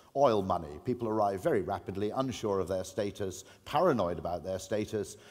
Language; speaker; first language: English; native; English